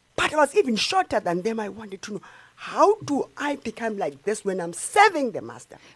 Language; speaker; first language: English; non-native, local second language; Xhosa